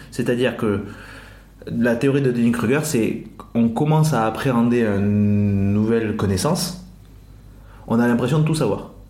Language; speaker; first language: French; native; French